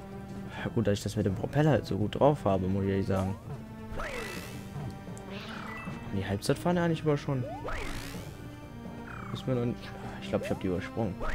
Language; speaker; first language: German; native; German